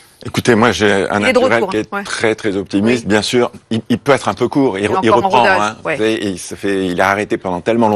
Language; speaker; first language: French; native; French